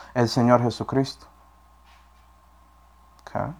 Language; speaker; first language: Spanish; non-native, fluent; English